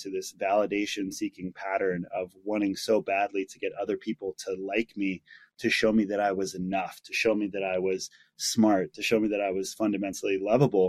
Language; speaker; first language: English; native; English